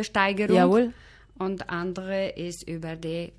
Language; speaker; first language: German; non-native, fluent; Polish